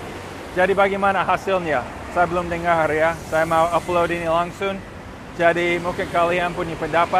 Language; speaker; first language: Indonesian; non-native, fluent; English